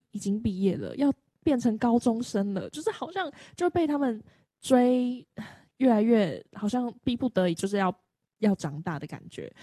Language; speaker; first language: Chinese; native; Chinese